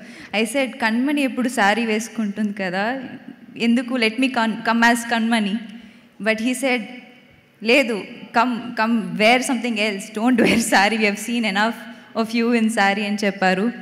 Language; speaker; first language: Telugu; non-native, learner; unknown